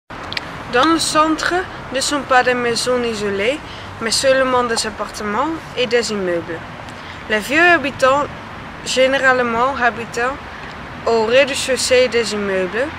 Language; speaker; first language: French; non-native, learner; Dutch